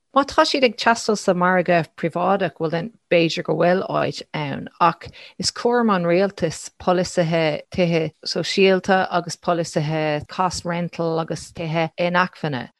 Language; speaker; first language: Irish; non-native, local second language; English